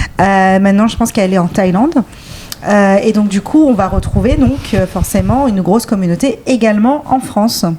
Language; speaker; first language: French; native; French